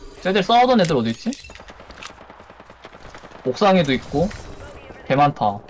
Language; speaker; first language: Korean; native; Korean